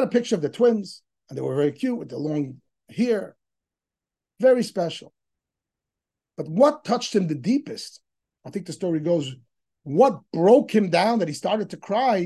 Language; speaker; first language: English; native; English